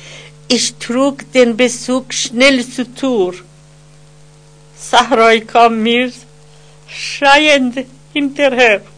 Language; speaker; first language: German; non-native, fluent; Persian